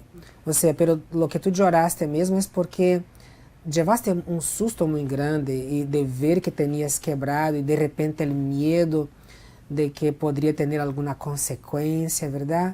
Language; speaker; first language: Spanish; non-native, fluent; Portuguese